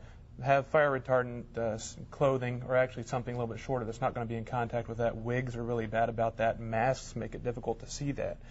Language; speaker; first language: English; native; English